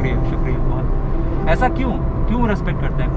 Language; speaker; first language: Hindi; native; Hindi